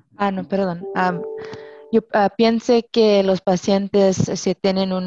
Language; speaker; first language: Spanish; non-native, learner; English